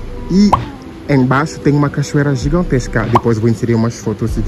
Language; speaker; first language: Portuguese; non-native, fluent; French